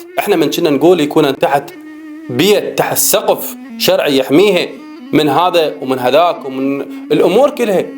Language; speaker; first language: Arabic; native; Arabic